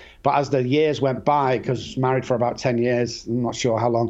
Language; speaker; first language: English; native; English